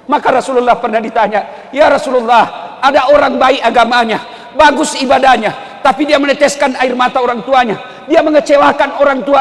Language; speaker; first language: Indonesian; non-native, local second language; Buginese